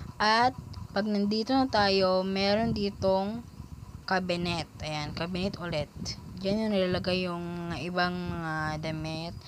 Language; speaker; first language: Filipino; non-native, local second language; Cebuano